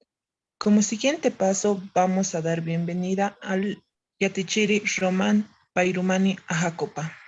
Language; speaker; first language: Spanish; native; Spanish